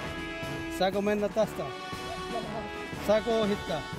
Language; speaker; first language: Finnish; non-native, fluent; Bangla